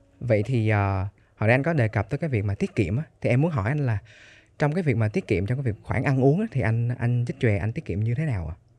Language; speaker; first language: Vietnamese; native; Vietnamese